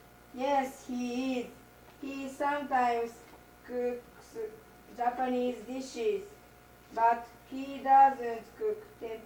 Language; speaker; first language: English; non-native, learner; Japanese